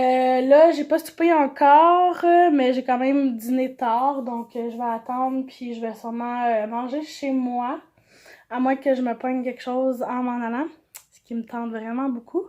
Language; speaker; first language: French; native; French